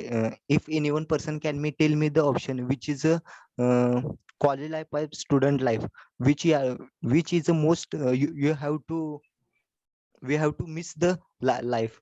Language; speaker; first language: English; non-native, learner; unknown